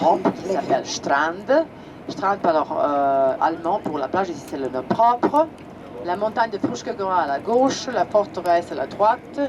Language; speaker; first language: French; non-native, fluent; Serbian